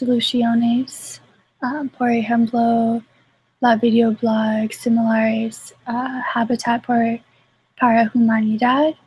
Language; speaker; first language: Spanish; non-native, learner; English